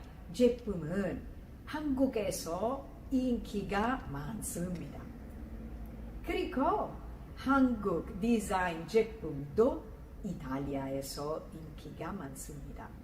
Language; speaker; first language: Korean; non-native, learner; Italian